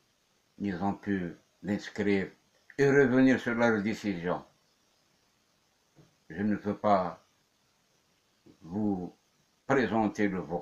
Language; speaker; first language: French; non-native, local second language; Kabyle